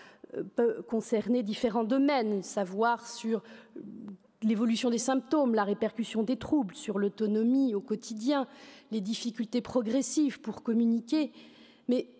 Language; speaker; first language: French; native; French